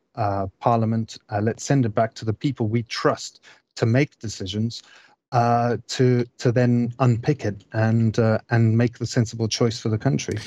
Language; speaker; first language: English; native; English